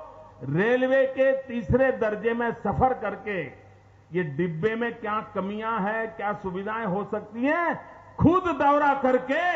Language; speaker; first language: Hindi; non-native, local second language; Gujarati